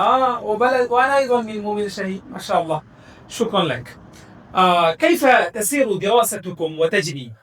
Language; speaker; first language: Arabic; non-native, fluent; Bangla